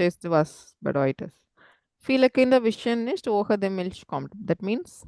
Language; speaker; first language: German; non-native, fluent; Tamil